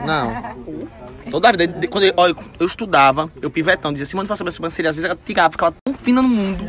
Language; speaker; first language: Portuguese; native; Portuguese